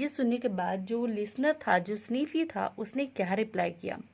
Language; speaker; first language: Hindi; native; Hindi